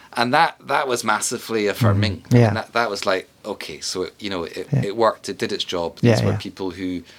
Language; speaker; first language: English; native; English